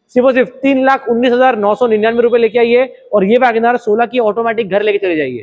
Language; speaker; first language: Hindi; non-native, local second language; Marathi